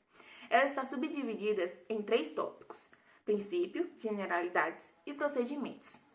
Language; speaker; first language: Portuguese; native; Portuguese